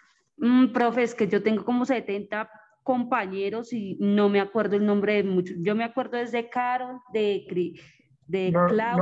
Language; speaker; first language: Spanish; native; Spanish